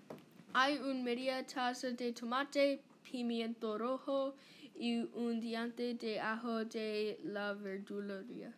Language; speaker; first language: Spanish; non-native, learner; English